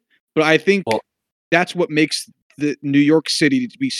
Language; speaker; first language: English; native; English